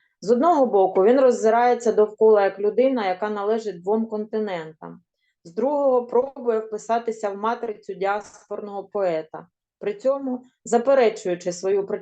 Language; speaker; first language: Ukrainian; native; Ukrainian